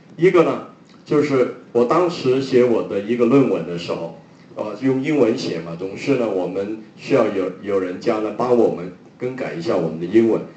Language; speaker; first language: Chinese; non-native, local second language; Cantonese